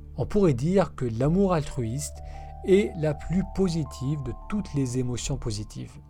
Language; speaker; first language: French; non-native, local second language; Arabic